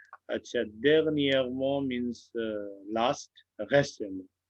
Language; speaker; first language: French; non-native, fluent; Hindi